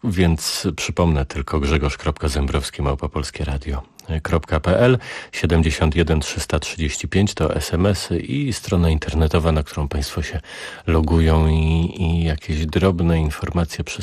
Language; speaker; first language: Polish; native; Polish